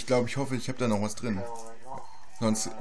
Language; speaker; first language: German; native; German